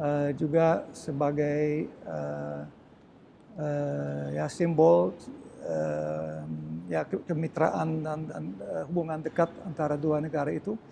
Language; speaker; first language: Indonesian; early bilingual, heritage; Dutch